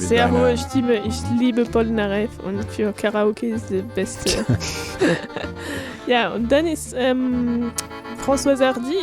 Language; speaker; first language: German; non-native, fluent; French